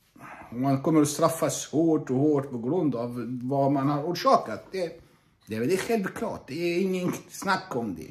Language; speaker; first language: Swedish; non-native, fluent; Arabic